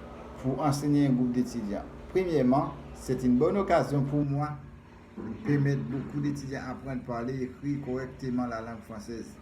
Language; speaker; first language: French; non-native, fluent; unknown